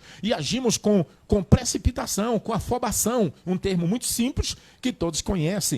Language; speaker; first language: Portuguese; native; Portuguese